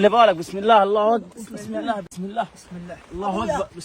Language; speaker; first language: Arabic; native; Arabic